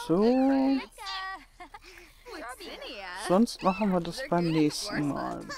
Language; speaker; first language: German; native; German